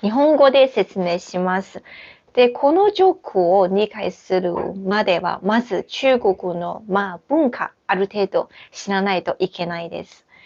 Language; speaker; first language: Japanese; non-native, fluent; Chinese